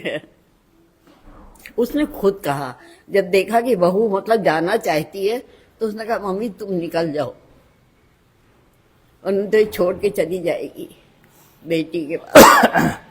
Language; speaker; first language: Hindi; native; Hindi